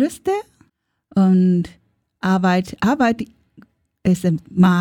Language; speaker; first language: German; non-native, learner; Japanese